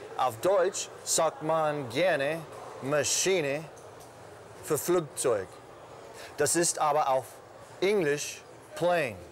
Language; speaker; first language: German; non-native, fluent; English